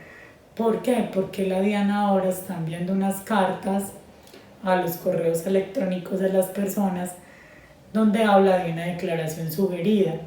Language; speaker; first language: Spanish; native; Spanish